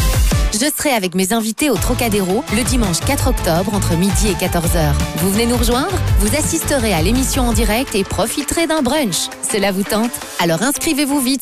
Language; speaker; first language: French; native; French